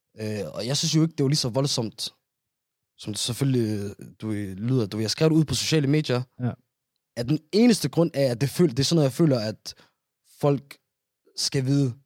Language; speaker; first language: Danish; early bilingual, other home language; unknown